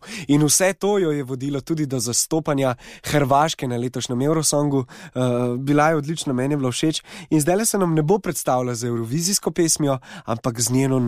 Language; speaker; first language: Slovenian; native; Slovenian